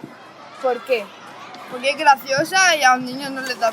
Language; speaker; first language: Spanish; native; Spanish